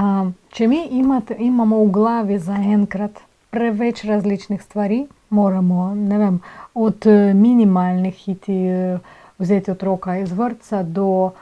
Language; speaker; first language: Slovenian; non-native, fluent; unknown